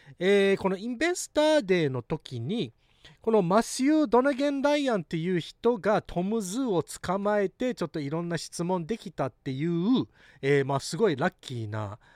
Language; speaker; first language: Japanese; early bilingual, heritage; Japanese